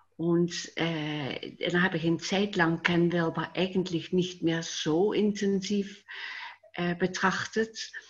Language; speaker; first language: German; non-native, fluent; Dutch